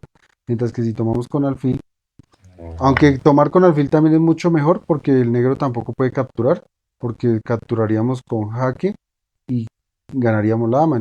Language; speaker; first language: Spanish; native; Spanish